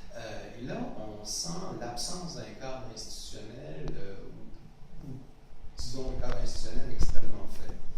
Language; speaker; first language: French; native; French